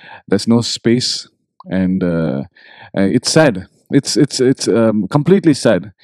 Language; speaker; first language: English; non-native, local second language; Tamil